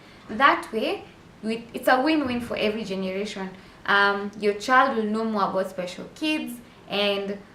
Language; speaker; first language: English; non-native, local second language; Swahili